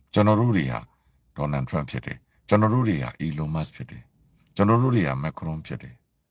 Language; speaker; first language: Burmese; native; Burmese